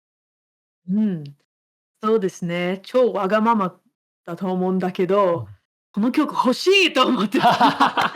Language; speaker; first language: Japanese; non-native, fluent; English